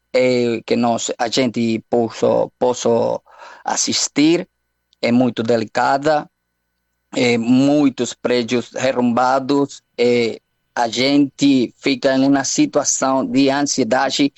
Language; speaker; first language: Portuguese; non-native, fluent; Spanish